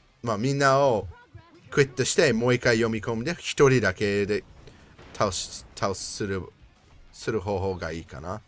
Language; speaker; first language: Japanese; non-native, learner; English